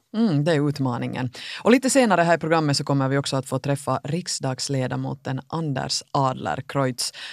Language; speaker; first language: Swedish; native; Swedish